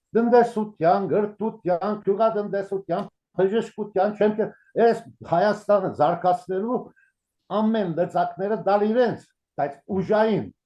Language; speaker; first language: Armenian; early bilingual, heritage; Armenian